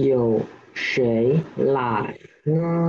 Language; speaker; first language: Chinese; non-native, learner; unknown